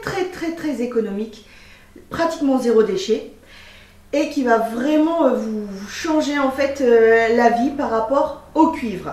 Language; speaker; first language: French; native; French